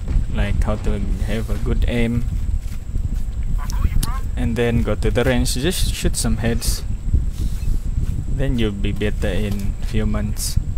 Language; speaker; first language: English; non-native, local second language; Malay